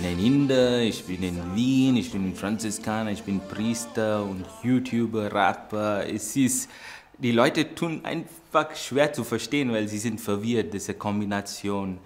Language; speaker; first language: German; non-native, fluent; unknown